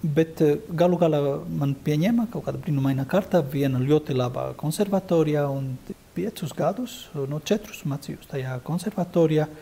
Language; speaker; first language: Latvian; non-native, fluent; Spanish